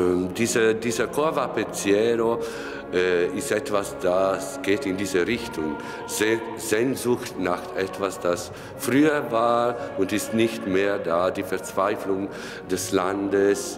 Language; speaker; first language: German; non-native, fluent; Italian